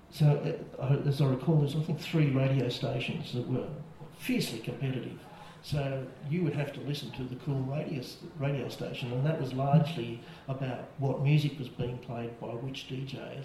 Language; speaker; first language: English; native; English